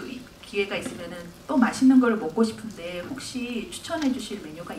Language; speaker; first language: Korean; native; Korean